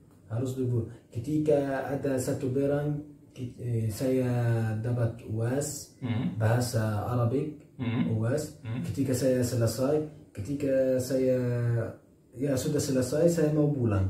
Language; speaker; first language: Indonesian; non-native, learner; Arabic